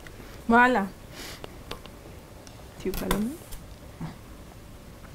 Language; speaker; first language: French; non-native, learner; Hindi